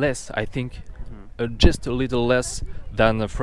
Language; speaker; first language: English; non-native, learner; French